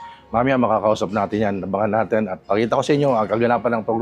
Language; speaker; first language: Filipino; native; Filipino